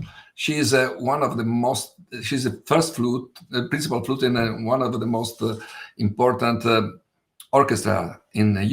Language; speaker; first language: English; non-native, fluent; Italian